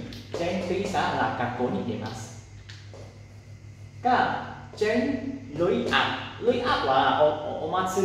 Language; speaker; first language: Japanese; non-native, fluent; Lao